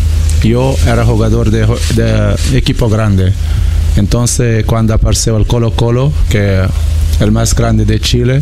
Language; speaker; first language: Spanish; non-native, learner; Portuguese